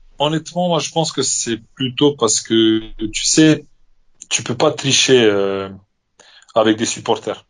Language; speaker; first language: French; non-native, fluent; Serbian